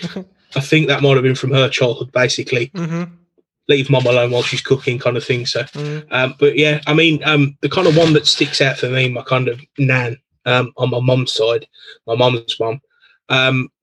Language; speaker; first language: English; native; English